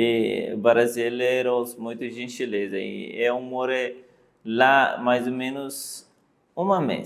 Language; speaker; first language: Portuguese; non-native, learner; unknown